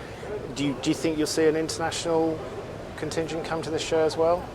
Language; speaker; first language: English; native; English